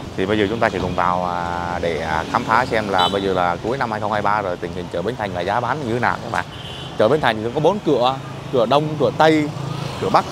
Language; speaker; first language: Vietnamese; native; Vietnamese